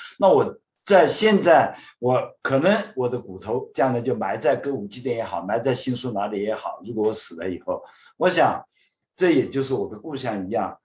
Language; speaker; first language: Chinese; native; Chinese